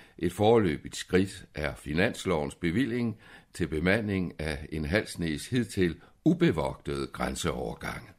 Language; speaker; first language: Danish; native; Danish